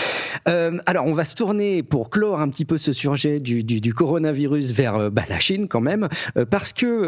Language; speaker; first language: French; native; French